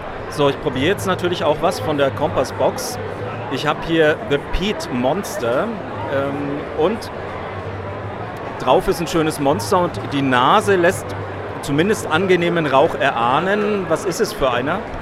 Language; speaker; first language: German; native; German